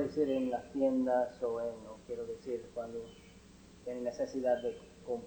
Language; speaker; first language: Spanish; non-native, fluent; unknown